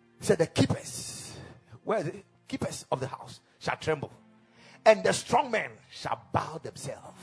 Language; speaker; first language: English; non-native, local second language; Akan